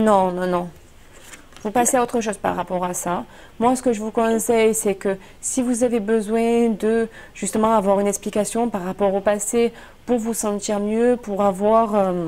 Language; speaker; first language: French; native; French